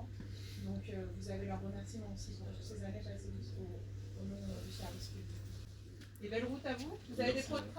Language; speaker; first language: French; native; French